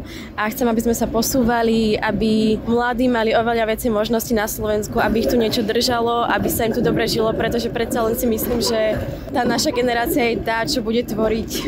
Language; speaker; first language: Slovak; native; Slovak